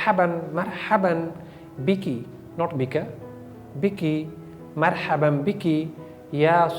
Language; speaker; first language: Arabic; non-native, fluent; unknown